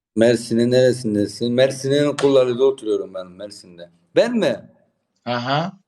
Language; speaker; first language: Turkish; native; Turkish